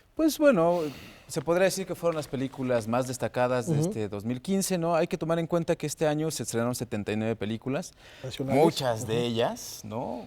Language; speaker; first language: Spanish; native; Spanish